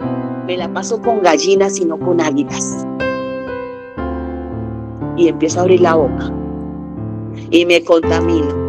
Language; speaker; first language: Spanish; native; Spanish